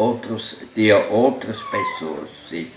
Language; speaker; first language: Portuguese; non-native, fluent; German